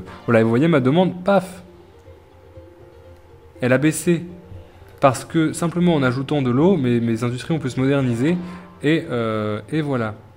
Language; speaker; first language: French; native; French